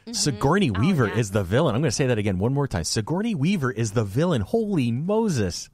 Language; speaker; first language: English; native; English